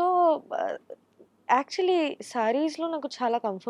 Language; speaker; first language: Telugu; non-native, learner; Bangla